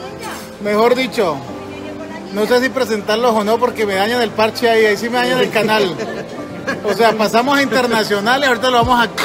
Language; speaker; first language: Spanish; native; Spanish